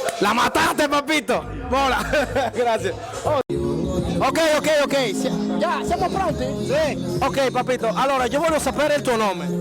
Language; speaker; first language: Italian; non-native, fluent; Spanish